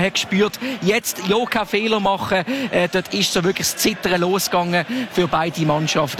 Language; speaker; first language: German; native; German